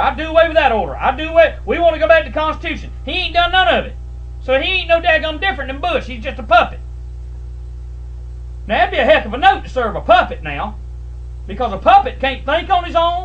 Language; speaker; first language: English; native; English